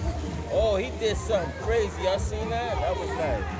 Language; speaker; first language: English; native; English